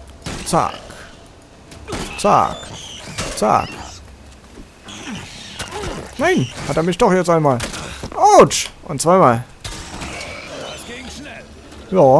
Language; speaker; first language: German; native; German